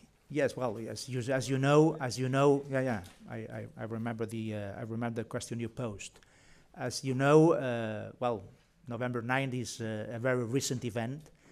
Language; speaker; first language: English; non-native, fluent; Catalan